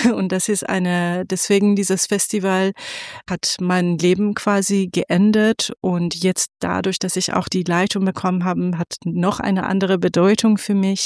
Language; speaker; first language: German; non-native, fluent; Persian